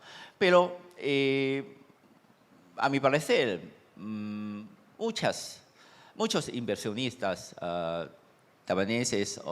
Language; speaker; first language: Spanish; non-native, fluent; Chinese